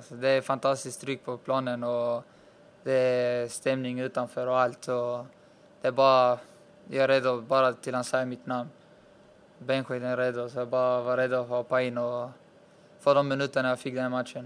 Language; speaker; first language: Swedish; early bilingual, other home language; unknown